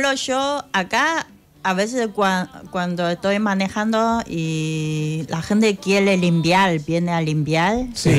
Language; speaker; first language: Spanish; non-native, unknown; Chinese